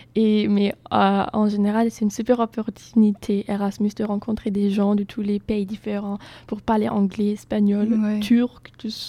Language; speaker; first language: French; non-native, fluent; German